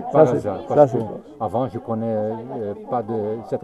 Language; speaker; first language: French; non-native, learner; Dutch